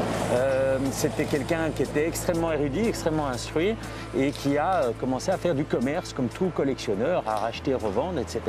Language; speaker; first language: French; native; French